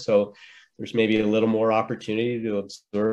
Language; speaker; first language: English; native; English